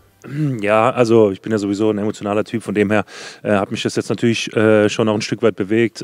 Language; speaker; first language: German; native; German